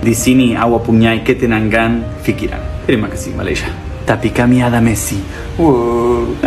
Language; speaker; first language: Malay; non-native, learner; Spanish